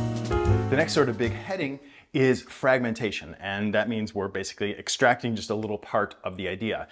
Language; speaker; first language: English; native; English